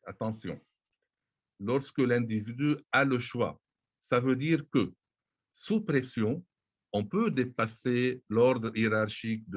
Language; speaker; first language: French; non-native, local second language; Arabic